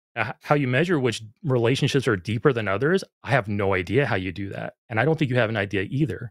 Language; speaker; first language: English; native; English